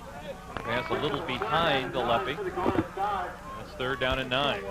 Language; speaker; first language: English; native; English